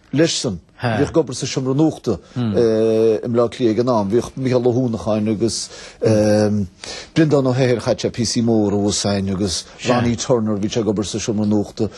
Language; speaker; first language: Irish; native; Irish